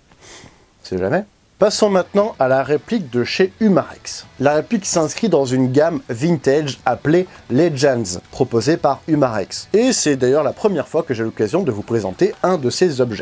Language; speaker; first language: French; native; French